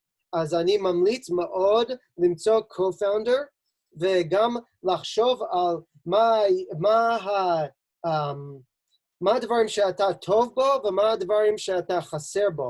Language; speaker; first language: Hebrew; non-native, fluent; English